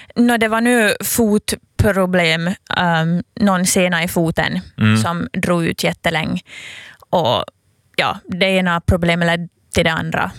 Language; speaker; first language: Swedish; native; Swedish